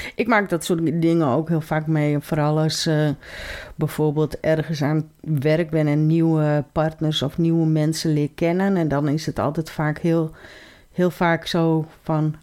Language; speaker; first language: Dutch; early bilingual, other home language; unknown